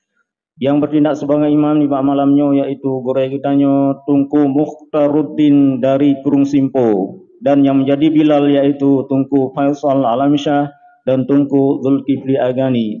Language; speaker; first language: Indonesian; non-native, local second language; Achinese